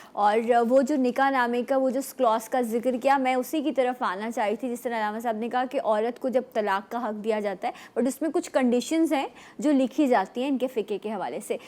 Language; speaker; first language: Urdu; native; Urdu